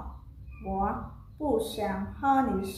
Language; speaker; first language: Chinese; non-native, fluent; Khmer